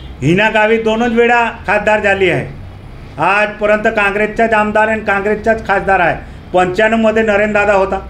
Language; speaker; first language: Marathi; non-native, local second language; Bhili